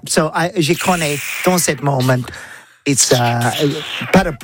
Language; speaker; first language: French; non-native, learner; English